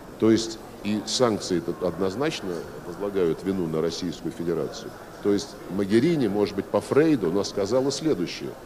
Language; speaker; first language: Russian; native; Russian